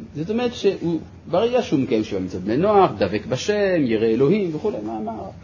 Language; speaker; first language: Hebrew; non-native, fluent; French